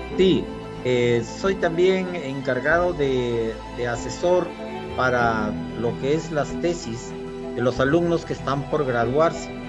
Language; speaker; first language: Spanish; native; Spanish